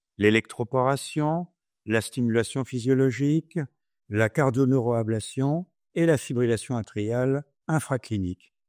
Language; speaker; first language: French; native; French